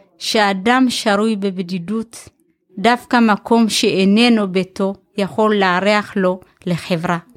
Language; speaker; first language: Hebrew; early bilingual, other home language; Amharic